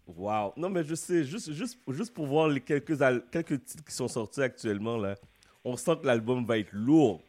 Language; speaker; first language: French; native; French